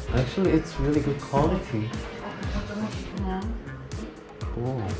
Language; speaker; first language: English; non-native, learner; Korean